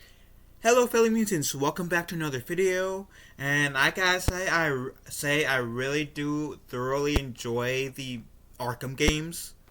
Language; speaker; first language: English; native; English